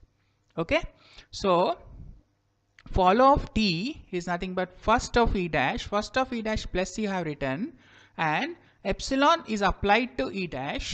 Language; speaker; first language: English; non-native, local second language; Kannada